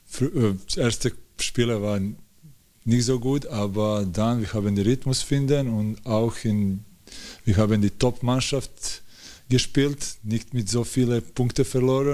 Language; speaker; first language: German; non-native, learner; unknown